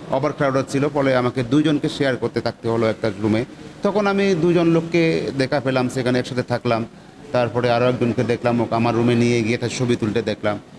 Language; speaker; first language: Bangla; non-native, local second language; Chakma